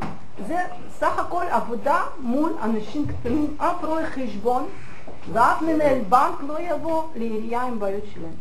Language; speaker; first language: Hebrew; non-native, fluent; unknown